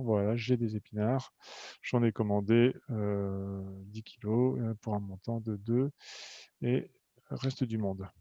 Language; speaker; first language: French; native; French